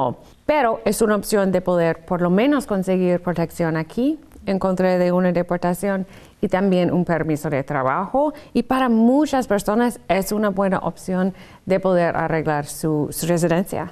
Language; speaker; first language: Spanish; non-native, fluent; English